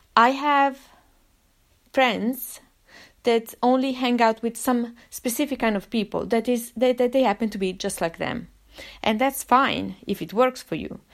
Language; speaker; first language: English; non-native, fluent; Italian